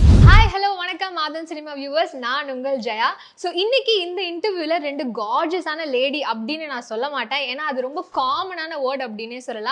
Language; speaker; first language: Tamil; native; Tamil